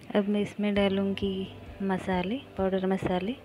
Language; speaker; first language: Hindi; non-native, local second language; Marathi